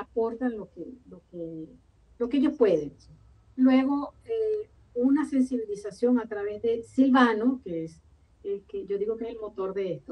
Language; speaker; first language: Spanish; native; Spanish